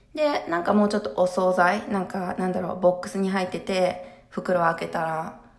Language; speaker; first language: Japanese; early bilingual, heritage; Japanese